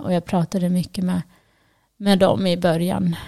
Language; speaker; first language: Swedish; early bilingual, other home language; Portuguese